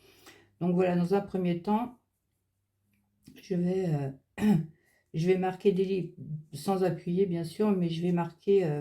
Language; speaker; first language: French; native; French